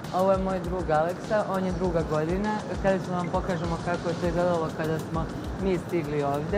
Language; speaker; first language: Bosnian; native; Bosnian